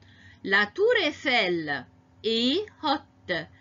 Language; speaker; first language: French; non-native, fluent; Arabic